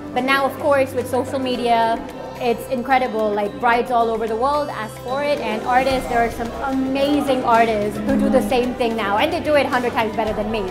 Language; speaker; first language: English; non-native, local second language; Urdu